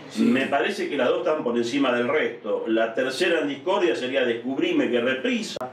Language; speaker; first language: Spanish; native; Spanish